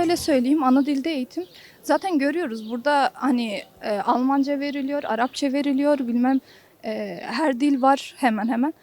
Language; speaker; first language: Turkish; non-native, local second language; Kurdish